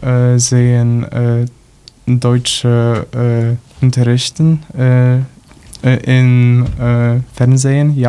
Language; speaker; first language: German; non-native, learner; Polish